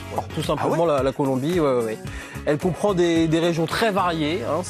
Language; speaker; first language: French; native; French